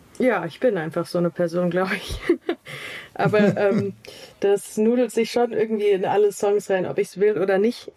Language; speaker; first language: German; early bilingual, heritage; English